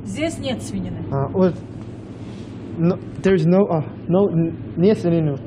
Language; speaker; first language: Russian; non-native, learner; Korean